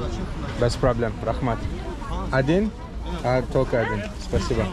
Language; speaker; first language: Russian; non-native, learner; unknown